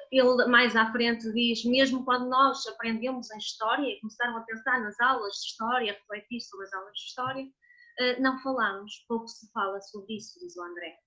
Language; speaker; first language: Portuguese; native; Portuguese